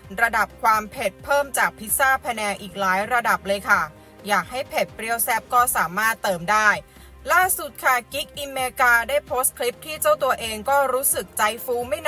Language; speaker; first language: Thai; native; Thai